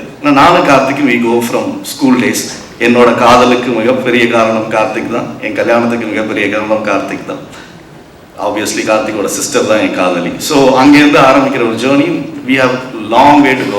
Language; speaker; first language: Tamil; native; Tamil